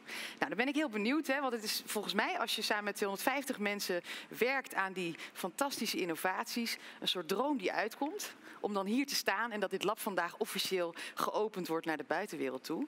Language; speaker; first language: Dutch; native; Dutch